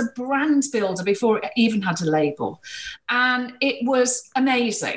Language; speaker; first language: English; native; English